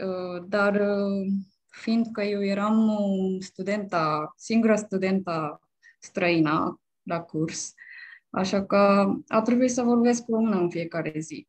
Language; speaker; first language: Romanian; non-native, fluent; Japanese